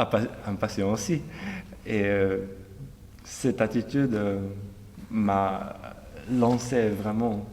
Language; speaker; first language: French; non-native, fluent; Japanese